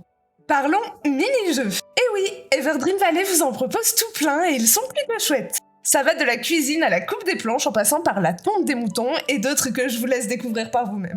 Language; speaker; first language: French; native; French